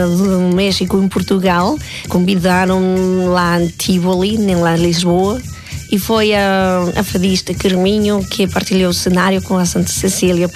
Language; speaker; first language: Portuguese; non-native, fluent; Spanish